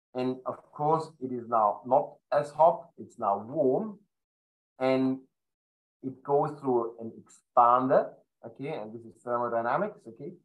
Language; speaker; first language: English; non-native, fluent; German